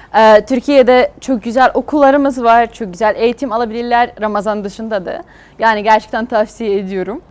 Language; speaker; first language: Turkish; non-native, fluent; Arabic